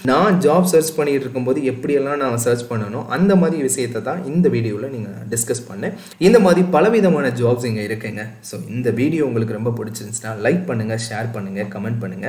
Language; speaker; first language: Tamil; native; Tamil